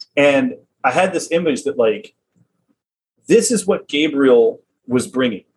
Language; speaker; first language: English; native; English